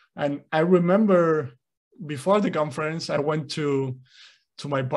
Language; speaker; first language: English; non-native, fluent; Spanish